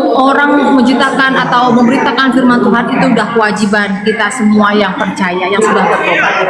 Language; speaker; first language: Indonesian; non-native, local second language; Madurese